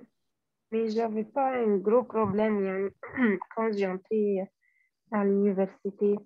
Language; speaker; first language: French; non-native, learner; Arabic